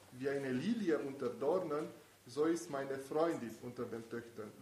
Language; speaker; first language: German; non-native, fluent; Italian